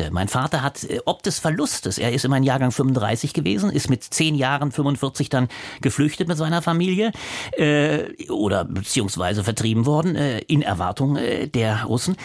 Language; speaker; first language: German; native; German